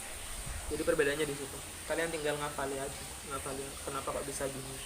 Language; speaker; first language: Indonesian; native; Indonesian